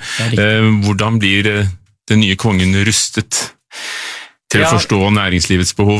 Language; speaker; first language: Norwegian; native; Norwegian